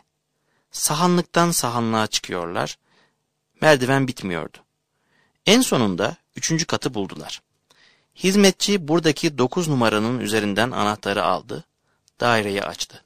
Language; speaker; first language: Turkish; native; Turkish